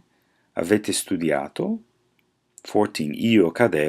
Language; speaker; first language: Italian; non-native, fluent; English